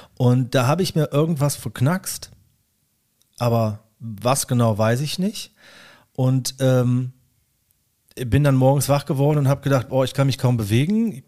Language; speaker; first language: German; native; German